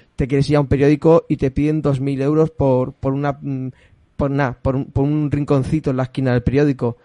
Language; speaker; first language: Spanish; native; Spanish